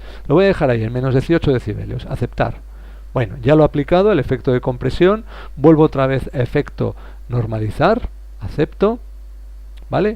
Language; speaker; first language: Spanish; native; Spanish